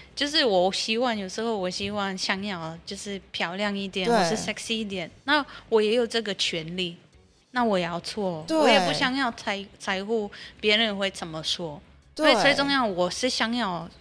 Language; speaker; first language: Chinese; non-native, fluent; Polish